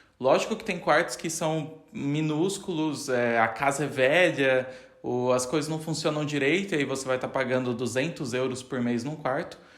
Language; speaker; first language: Portuguese; native; Portuguese